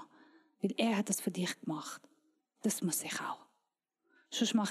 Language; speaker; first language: German; non-native, learner; Persian